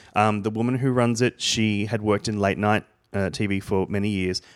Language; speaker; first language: English; native; English